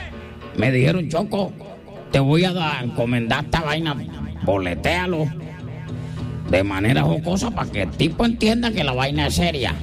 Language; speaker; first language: Spanish; native; Spanish